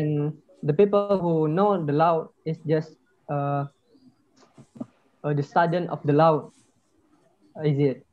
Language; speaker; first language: English; non-native, learner; Indonesian